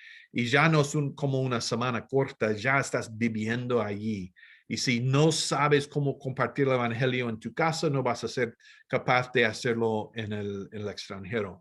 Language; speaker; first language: Spanish; non-native, fluent; English